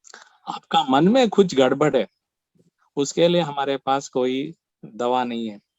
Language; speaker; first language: Hindi; non-native, local second language; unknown